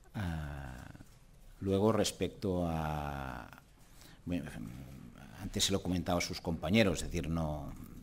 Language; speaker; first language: Spanish; non-native, local second language; Catalan